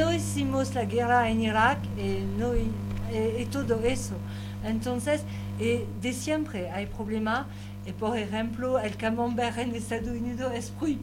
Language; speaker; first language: Spanish; non-native, learner; French